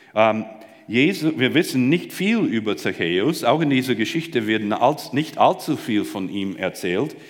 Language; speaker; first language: German; non-native, fluent; English